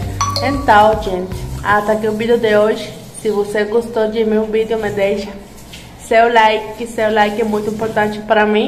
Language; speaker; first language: Portuguese; non-native, learner; Spanish